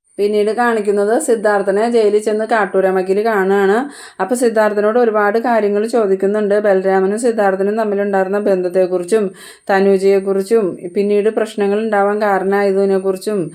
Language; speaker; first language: Malayalam; native; Malayalam